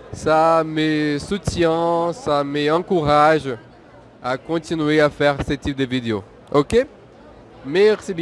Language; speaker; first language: French; non-native, fluent; Portuguese